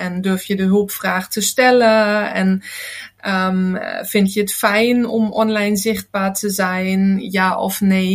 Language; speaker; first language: Dutch; non-native, fluent; German